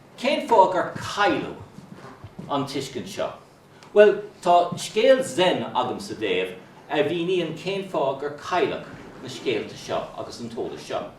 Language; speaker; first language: Irish; non-native, local second language; English